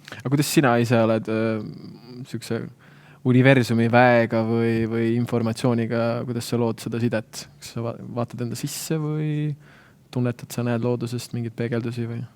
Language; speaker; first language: Estonian; native; Estonian